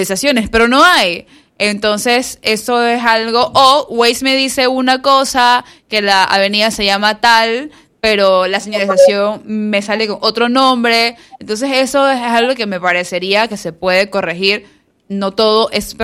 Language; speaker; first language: Spanish; native; Spanish